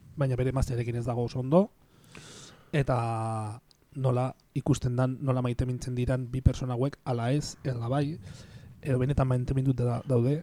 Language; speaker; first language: Basque; native; Basque